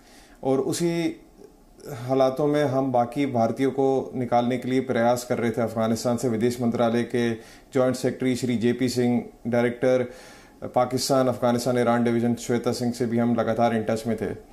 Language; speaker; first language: Hindi; native; Hindi